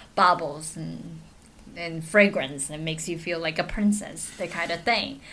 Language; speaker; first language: English; non-native, fluent; Chinese